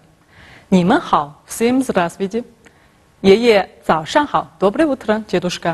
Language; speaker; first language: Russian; non-native, fluent; Chinese